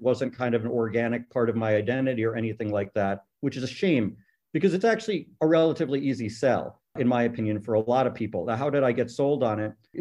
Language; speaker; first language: English; native; English